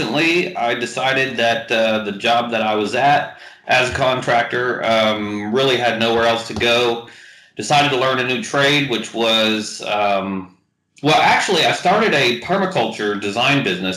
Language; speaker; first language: English; native; English